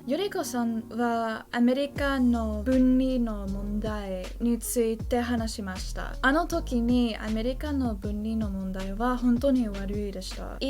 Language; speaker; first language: Japanese; non-native, learner; English